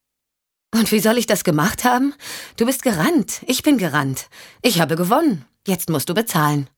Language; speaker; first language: German; native; German